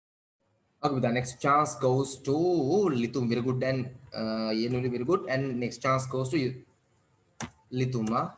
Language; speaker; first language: English; non-native, fluent; Sinhala